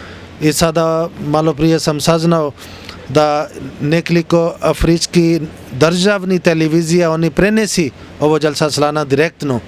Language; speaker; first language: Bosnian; non-native, learner; Urdu